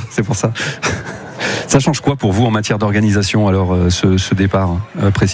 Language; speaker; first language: French; native; French